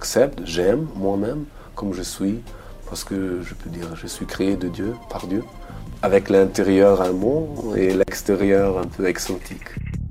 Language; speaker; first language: French; non-native, fluent; German